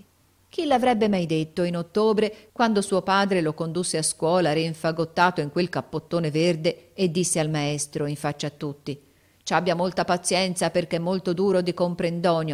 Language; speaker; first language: Italian; native; Italian